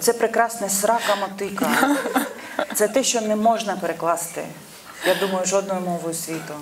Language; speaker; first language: Ukrainian; non-native, local second language; Russian